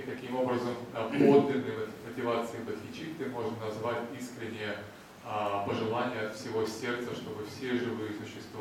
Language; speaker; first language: Russian; native; Russian